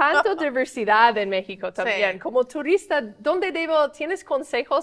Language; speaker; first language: Spanish; non-native, fluent; English